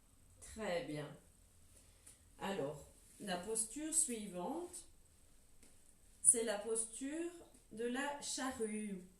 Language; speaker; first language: French; native; French